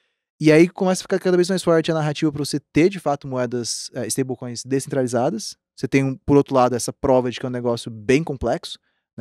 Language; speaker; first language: Portuguese; native; Portuguese